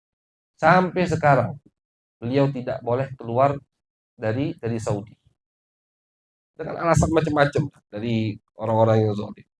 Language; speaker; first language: Indonesian; native; Indonesian